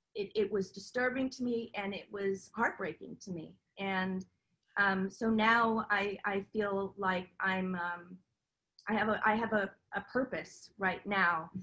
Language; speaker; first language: English; native; English